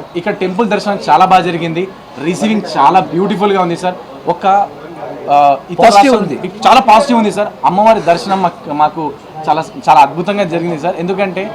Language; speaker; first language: Telugu; native; Telugu